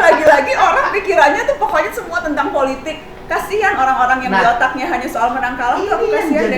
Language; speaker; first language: Indonesian; native; Indonesian